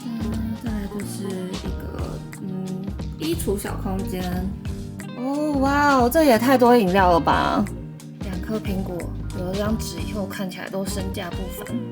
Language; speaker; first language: Chinese; native; Chinese